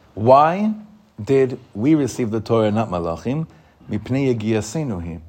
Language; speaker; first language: English; native; English